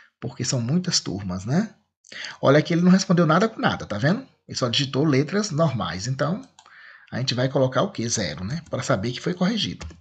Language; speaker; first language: Portuguese; native; Portuguese